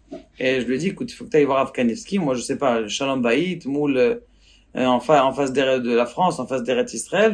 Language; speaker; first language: French; native; French